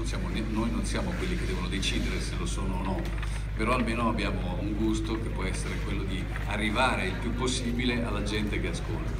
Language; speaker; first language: Italian; native; Italian